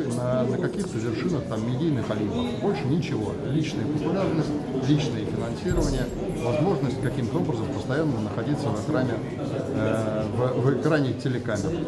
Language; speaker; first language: Russian; native; Russian